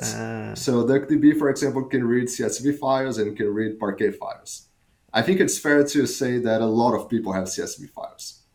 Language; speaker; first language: English; non-native, fluent; Portuguese